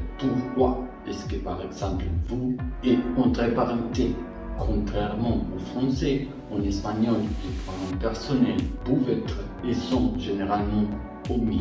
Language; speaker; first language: French; non-native, fluent; Spanish